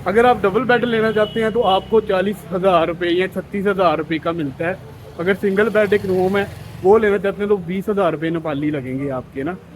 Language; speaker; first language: Urdu; non-native, local second language; Punjabi